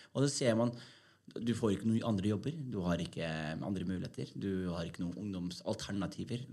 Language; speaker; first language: Norwegian; early bilingual, other home language; Somali